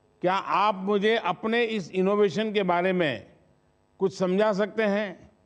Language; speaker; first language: Hindi; non-native, local second language; Gujarati